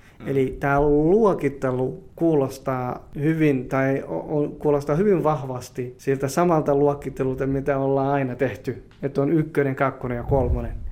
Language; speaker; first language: Finnish; early bilingual, other home language; Somali